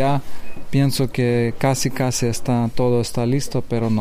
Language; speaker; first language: Spanish; non-native, learner; Lithuanian